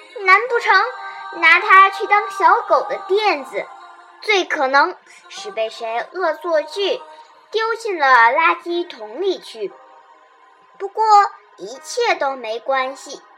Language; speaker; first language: Chinese; native; Chinese